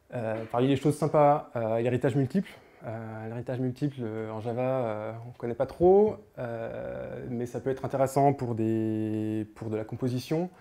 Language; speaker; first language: French; native; French